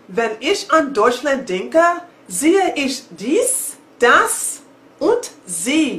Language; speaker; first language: German; non-native, learner; English